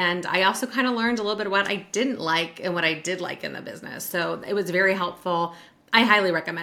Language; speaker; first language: English; native; English